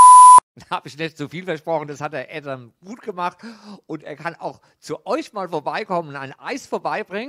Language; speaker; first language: German; native; German